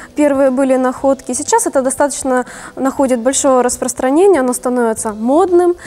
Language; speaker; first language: Russian; native; Russian